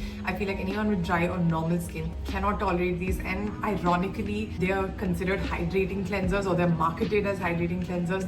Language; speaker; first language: English; native; English